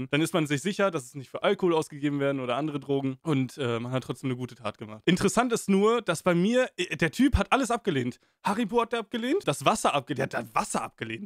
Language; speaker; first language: German; native; German